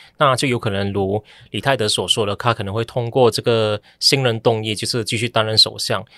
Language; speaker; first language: Chinese; native; Chinese